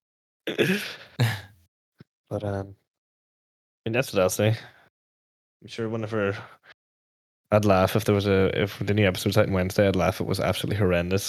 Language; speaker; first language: English; native; English